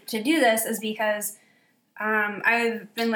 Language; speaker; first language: English; native; English